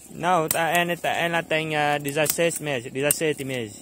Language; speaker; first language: Portuguese; non-native, learner; Vietnamese